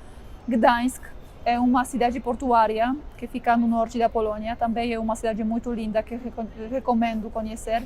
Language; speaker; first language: Portuguese; non-native, fluent; Polish